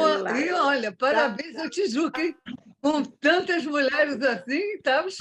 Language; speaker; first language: Portuguese; native; Portuguese